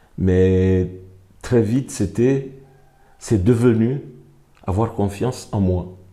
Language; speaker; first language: French; non-native, local second language; Ngazidja Comorian